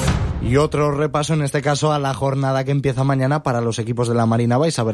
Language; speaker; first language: Spanish; native; Spanish